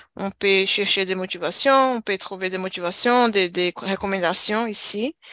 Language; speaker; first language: French; non-native, learner; Portuguese